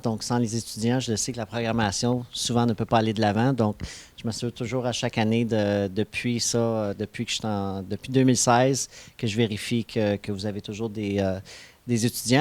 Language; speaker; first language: French; native; French